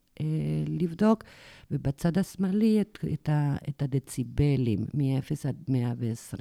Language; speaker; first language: Hebrew; non-native, fluent; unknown